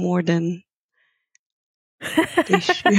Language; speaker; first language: English; non-native, fluent; Bulgarian